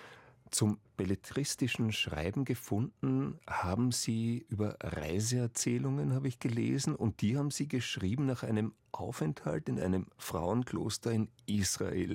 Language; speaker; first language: German; native; German